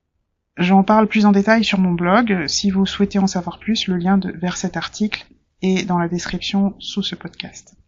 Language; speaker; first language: French; native; French